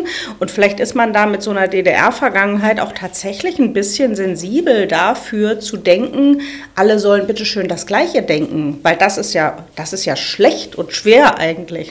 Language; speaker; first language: German; native; German